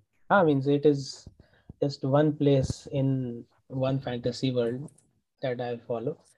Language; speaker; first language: Hindi; native; Hindi